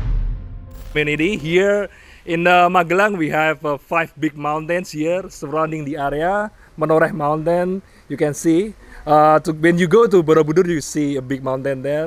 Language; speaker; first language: English; non-native, fluent; Javanese